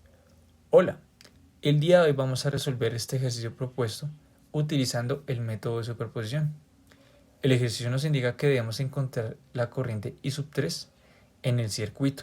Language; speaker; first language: Spanish; native; Spanish